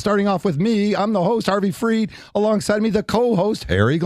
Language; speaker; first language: English; native; English